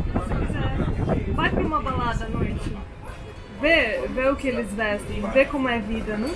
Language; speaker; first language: Portuguese; early bilingual, heritage; Portuguese